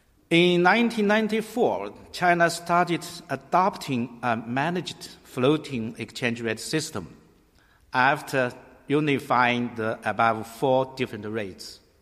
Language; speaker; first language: English; non-native, learner; Chinese